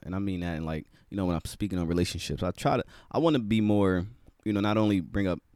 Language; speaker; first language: English; native; English